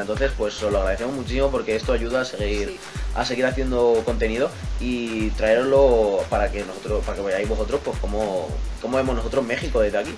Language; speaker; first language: Spanish; native; Spanish